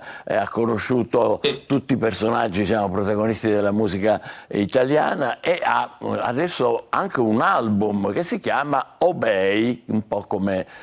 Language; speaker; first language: Italian; native; Italian